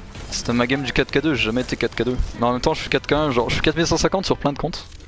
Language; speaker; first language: French; native; French